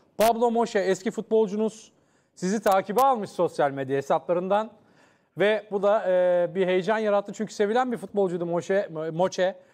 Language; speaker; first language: Turkish; native; Turkish